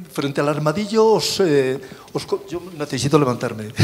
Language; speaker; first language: Spanish; native; Spanish